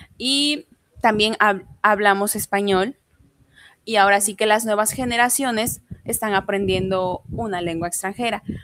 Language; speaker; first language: Spanish; non-native, local second language; Zapotec